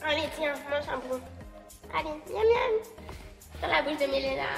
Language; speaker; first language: French; native; French